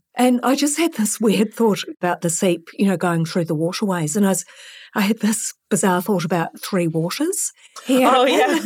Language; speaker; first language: English; native; English